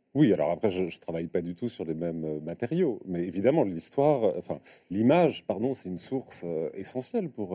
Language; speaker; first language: French; native; French